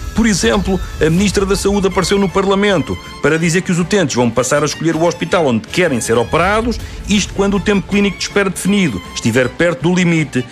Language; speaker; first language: Portuguese; native; Portuguese